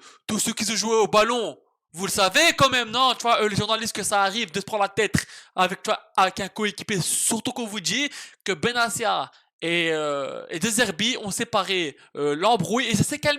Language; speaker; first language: French; native; French